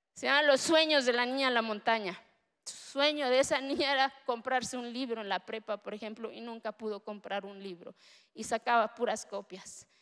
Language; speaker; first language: Spanish; early bilingual, other home language; Zapotec